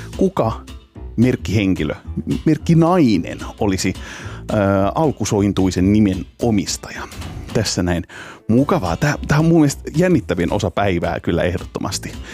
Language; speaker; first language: Finnish; native; Finnish